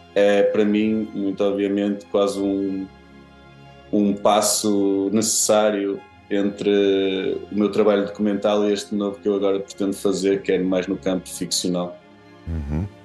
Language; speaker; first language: Portuguese; native; Portuguese